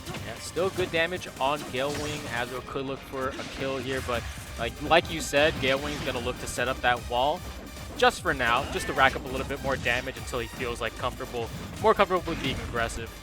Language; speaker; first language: English; native; English